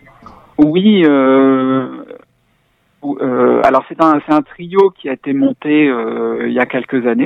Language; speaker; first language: French; native; French